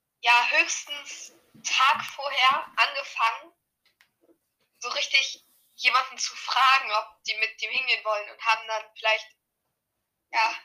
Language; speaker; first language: German; native; German